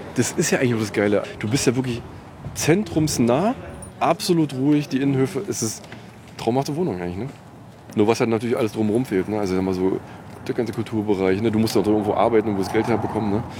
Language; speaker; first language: German; native; German